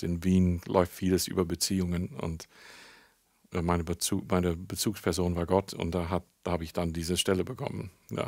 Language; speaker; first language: German; non-native, fluent; English